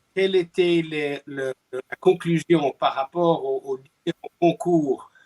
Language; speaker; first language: French; non-native, fluent; English